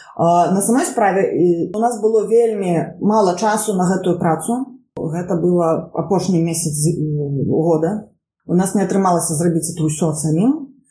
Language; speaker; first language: Belarusian; non-native, local second language; Russian